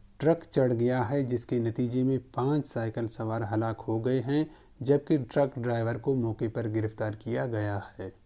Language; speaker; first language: Urdu; non-native, local second language; Baluchi